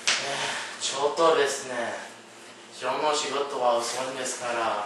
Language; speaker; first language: Japanese; non-native, learner; English